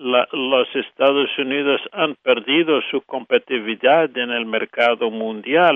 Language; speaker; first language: Spanish; non-native, fluent; English